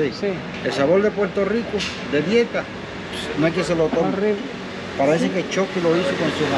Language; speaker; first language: Spanish; native; Spanish